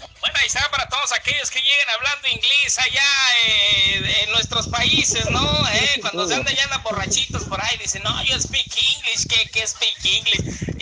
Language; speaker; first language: Spanish; native; Spanish